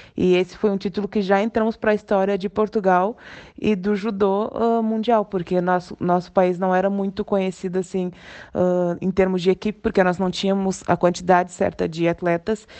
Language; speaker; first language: Portuguese; native; Portuguese